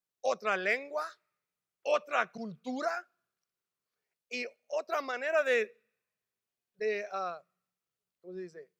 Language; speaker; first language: Spanish; early bilingual, heritage; English